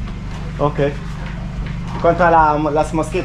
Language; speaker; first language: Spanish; non-native, learner; English